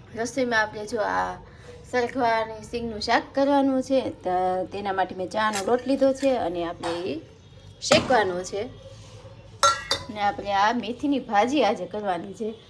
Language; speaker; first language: Gujarati; native; Gujarati